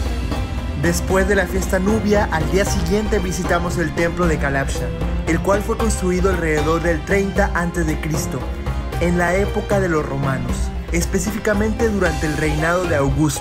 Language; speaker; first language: Spanish; native; Spanish